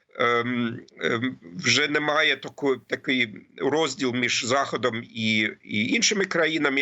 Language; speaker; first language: Ukrainian; non-native, fluent; German